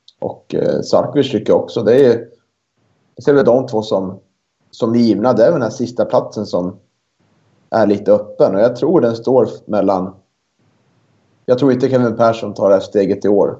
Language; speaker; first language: Swedish; native; Swedish